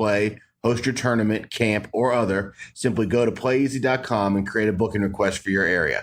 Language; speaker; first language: English; native; English